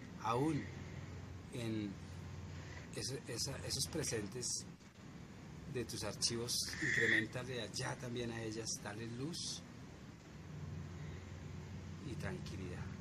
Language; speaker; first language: Spanish; native; Spanish